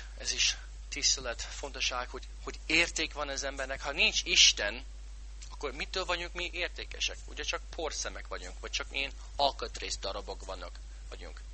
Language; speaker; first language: Hungarian; non-native, fluent; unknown